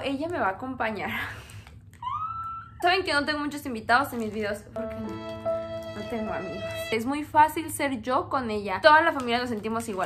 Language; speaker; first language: Spanish; native; Spanish